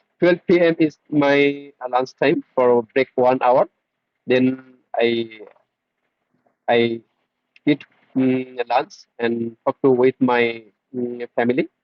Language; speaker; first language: English; non-native, learner; Bangla